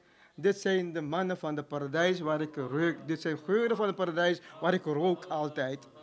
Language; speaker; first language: Dutch; non-native, fluent; Urdu